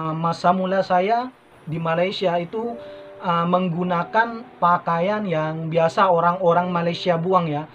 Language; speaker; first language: Indonesian; non-native, local second language; Madurese